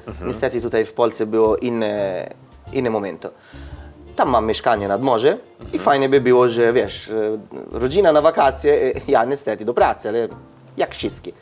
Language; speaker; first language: Polish; non-native, learner; Italian